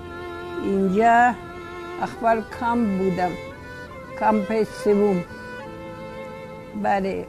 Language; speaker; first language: Persian; early bilingual, other home language; Polish